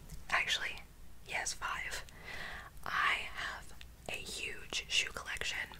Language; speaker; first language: English; native; English